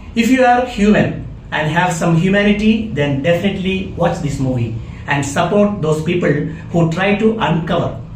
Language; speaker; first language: English; non-native, local second language; Malayalam